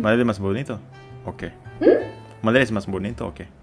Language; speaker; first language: Spanish; non-native, learner; Indonesian